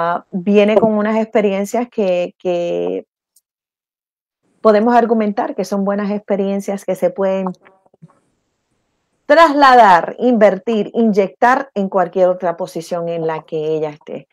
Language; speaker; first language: Spanish; native; Spanish